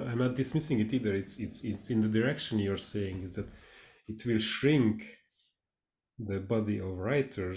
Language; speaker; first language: English; non-native, fluent; Hungarian